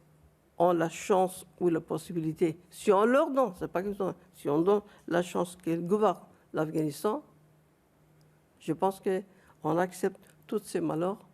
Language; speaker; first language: French; non-native, fluent; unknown